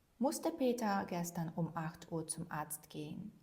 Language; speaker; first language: German; non-native, fluent; Ukrainian